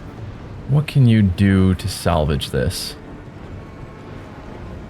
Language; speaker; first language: English; native; English